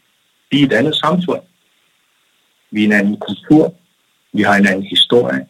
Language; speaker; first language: Danish; non-native, local second language; Kalaallisut